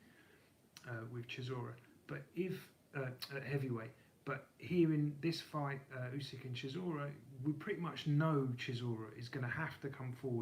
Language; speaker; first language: English; native; English